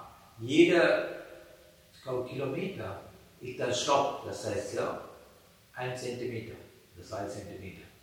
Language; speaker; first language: German; non-native, fluent; Sinhala